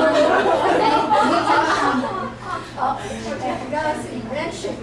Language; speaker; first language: Chinese; non-native, learner; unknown